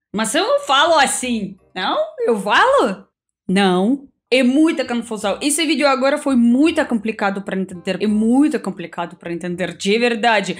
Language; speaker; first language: Portuguese; non-native, fluent; Russian